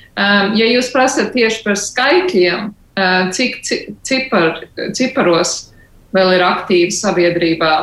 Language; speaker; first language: Latvian; early bilingual, heritage; Latvian